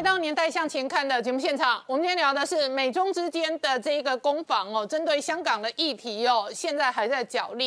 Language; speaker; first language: Chinese; native; Chinese